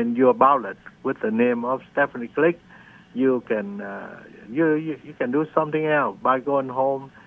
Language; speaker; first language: English; non-native, learner; Vietnamese